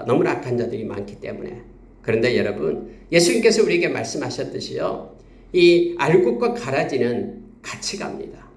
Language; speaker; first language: Korean; native; Korean